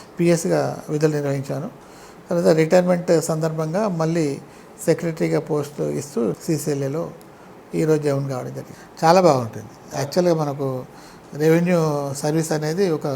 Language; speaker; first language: Telugu; native; Telugu